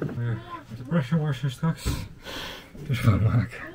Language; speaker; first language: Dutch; native; Dutch